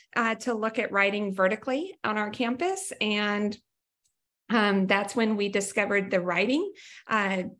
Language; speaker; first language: English; native; English